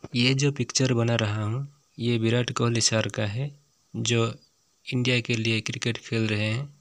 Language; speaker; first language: Hindi; non-native, local second language; Odia